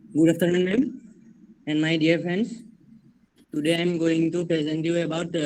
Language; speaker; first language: English; non-native, local second language; Assamese